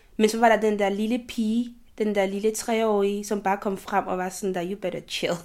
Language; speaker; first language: Danish; early bilingual, other home language; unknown